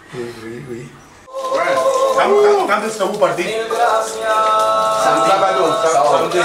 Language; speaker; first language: French; non-native, learner; Spanish